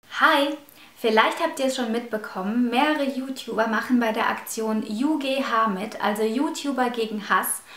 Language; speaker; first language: German; early bilingual, other home language; Russian